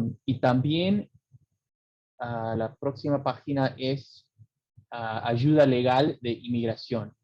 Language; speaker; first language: Spanish; early bilingual, heritage; English